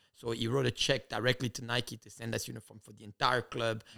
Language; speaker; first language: English; early bilingual, other home language; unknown